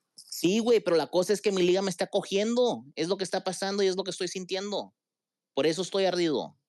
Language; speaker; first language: Spanish; early bilingual, heritage; Spanish